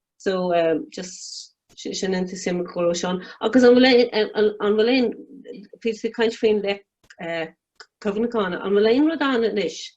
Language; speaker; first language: Irish; non-native, local second language; English